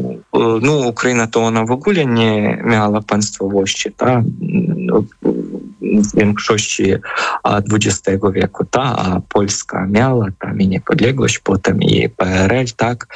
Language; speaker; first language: Polish; non-native, fluent; Ukrainian